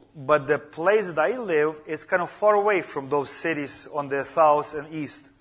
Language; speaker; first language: English; non-native, fluent; Ukrainian